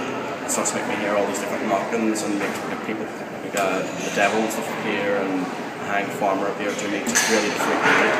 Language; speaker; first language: English; native; English